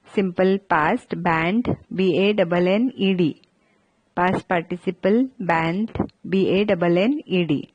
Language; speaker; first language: Hindi; non-native, local second language; Marathi